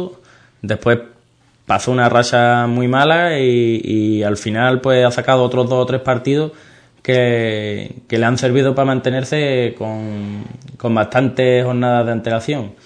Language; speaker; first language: Spanish; native; Spanish